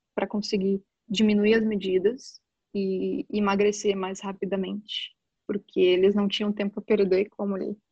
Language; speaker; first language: Portuguese; native; Portuguese